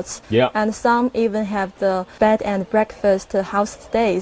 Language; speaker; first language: English; non-native, fluent; Chinese